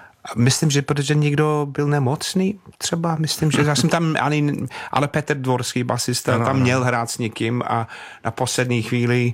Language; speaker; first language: Czech; non-native, learner; English